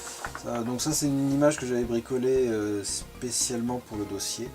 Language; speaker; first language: French; native; French